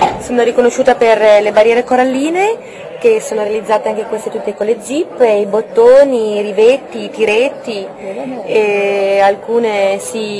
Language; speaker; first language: Italian; native; Italian